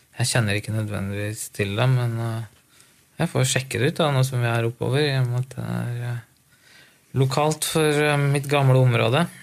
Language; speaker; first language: Norwegian; native; Norwegian